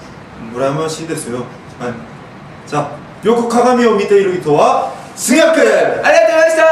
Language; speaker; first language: Japanese; non-native, learner; Korean